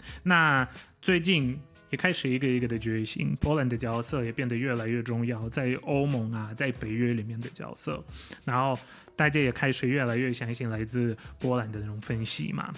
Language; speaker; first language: Chinese; non-native, fluent; Polish